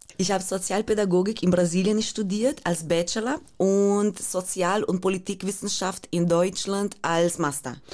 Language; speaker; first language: German; non-native, fluent; Portuguese